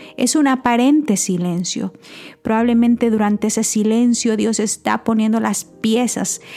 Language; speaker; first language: Spanish; native; Spanish